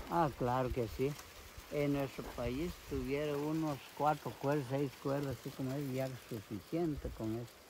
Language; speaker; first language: Spanish; non-native, local second language; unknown